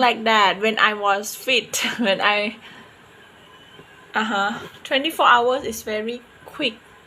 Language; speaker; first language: English; non-native, fluent; Thai